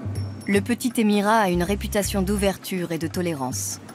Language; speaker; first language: French; native; French